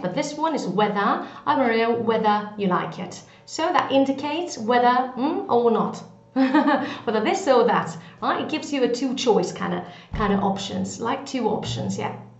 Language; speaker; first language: English; non-native, fluent; Greek